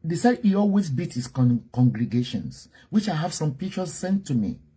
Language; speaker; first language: English; non-native, local second language; Yoruba